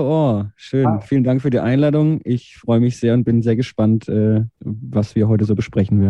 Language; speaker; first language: German; native; German